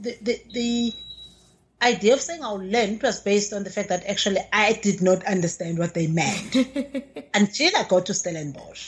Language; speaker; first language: English; non-native, local second language; Zulu